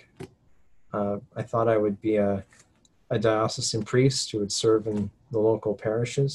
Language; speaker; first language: English; native; English